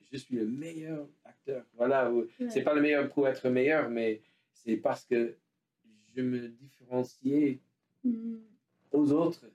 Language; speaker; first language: French; non-native, learner; English